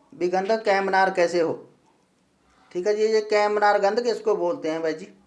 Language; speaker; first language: Hindi; non-native, local second language; Punjabi